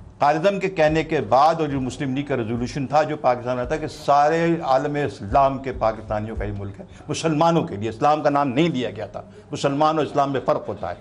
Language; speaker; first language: Urdu; native; Urdu